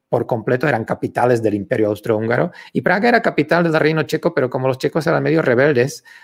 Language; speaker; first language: Spanish; non-native, fluent; Czech